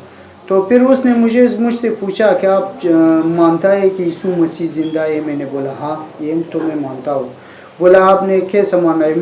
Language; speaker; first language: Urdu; non-native, learner; Persian